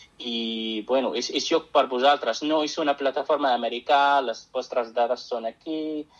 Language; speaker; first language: Catalan; non-native, fluent; Arabic